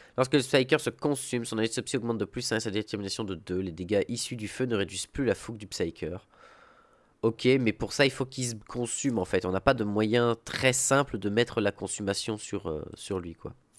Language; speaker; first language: French; native; French